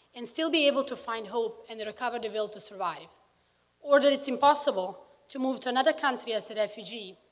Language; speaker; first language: English; early bilingual, other home language; Bosnian